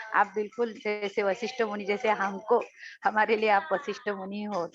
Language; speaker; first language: Hindi; non-native, local second language; Marathi